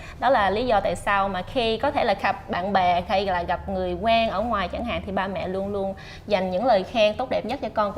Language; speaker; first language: Vietnamese; native; Vietnamese